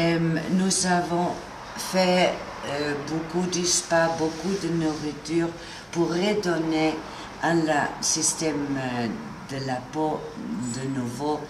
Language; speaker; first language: French; non-native, learner; Italian